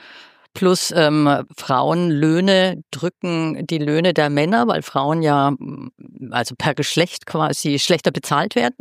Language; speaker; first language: German; native; German